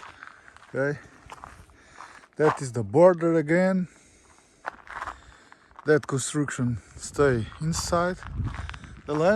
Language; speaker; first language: English; non-native, learner; Portuguese